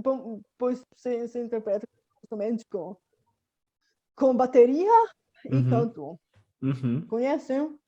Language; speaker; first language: Portuguese; non-native, fluent; Bulgarian